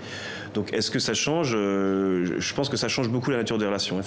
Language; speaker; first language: French; native; French